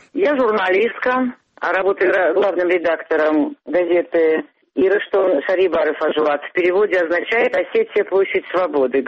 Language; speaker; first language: Russian; non-native, local second language; Ossetic